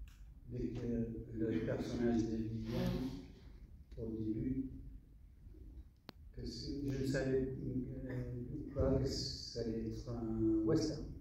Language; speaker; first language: French; non-native, fluent; English